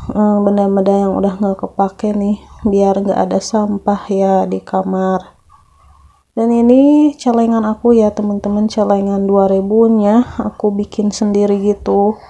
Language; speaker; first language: Indonesian; non-native, local second language; Sundanese